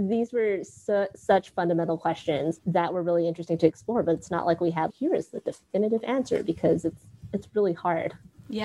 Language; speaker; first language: English; non-native, local second language; Cantonese